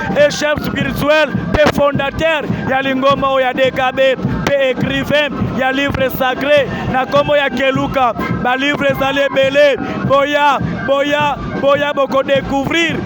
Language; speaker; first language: Lingala; non-native, local second language; Kongo